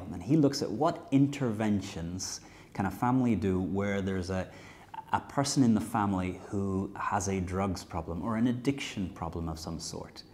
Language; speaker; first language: English; native; English